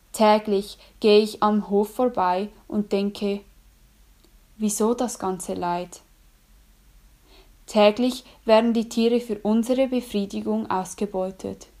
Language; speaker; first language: German; native; German